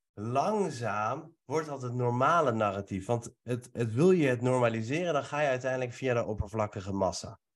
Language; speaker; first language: Dutch; early bilingual, other home language; Persian